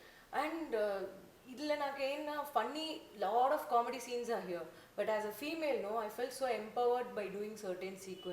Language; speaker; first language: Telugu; non-native, learner; Tamil